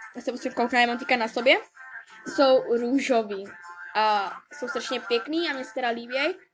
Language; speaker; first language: Czech; early bilingual, other home language; English